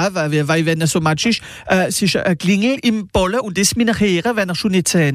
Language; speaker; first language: German; non-native, local second language; Swiss German